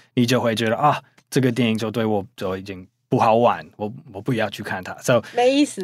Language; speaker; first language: Chinese; non-native, fluent; English